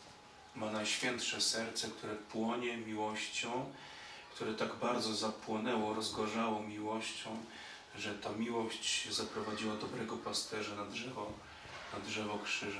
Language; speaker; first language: Polish; native; Polish